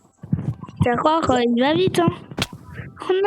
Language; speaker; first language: French; native; French